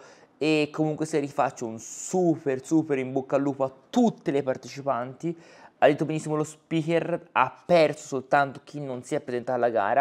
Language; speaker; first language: Italian; native; Italian